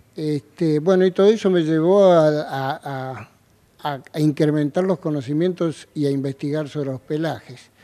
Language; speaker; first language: Spanish; native; Spanish